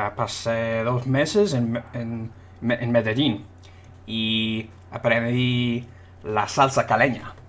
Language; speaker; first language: Spanish; non-native, fluent; English